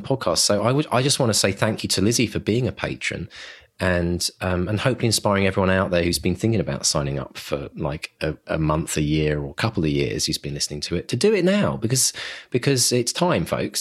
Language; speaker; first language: English; native; English